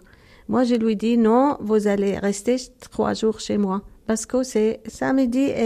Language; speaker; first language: French; non-native, learner; Arabic